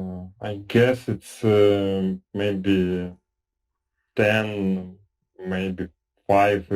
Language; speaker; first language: English; non-native, learner; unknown